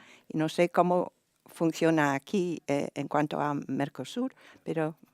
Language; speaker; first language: Spanish; non-native, fluent; English